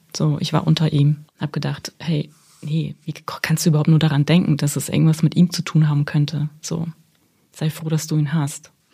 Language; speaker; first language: German; early bilingual, other home language; Russian